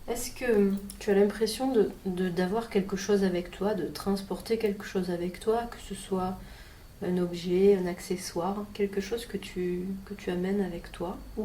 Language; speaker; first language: French; native; French